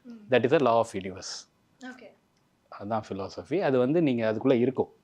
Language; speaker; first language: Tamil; native; Tamil